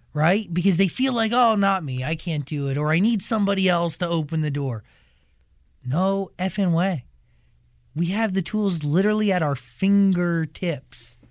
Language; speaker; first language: English; native; English